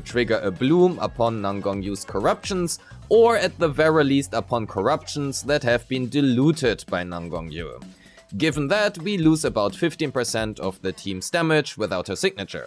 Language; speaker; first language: English; non-native, fluent; German